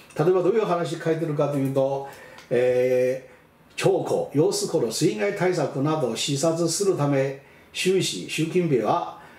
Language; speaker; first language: Japanese; non-native, fluent; Chinese